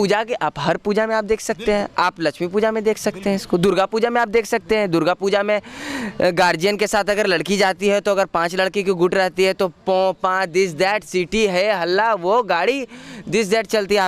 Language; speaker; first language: Hindi; native; Hindi